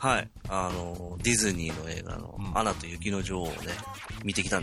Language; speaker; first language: Japanese; native; Japanese